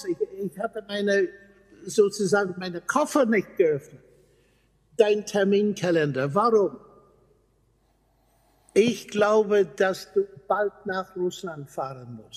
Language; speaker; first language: German; non-native, fluent; English